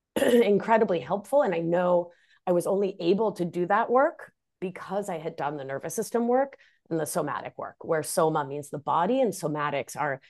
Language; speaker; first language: English; early bilingual, other home language; Spanish